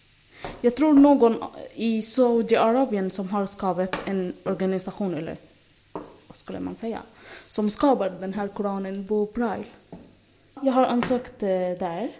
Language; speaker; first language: Swedish; non-native, fluent; Arabic